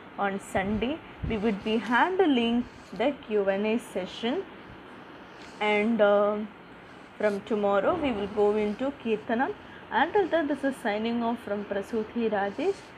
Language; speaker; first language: English; non-native, local second language; Tamil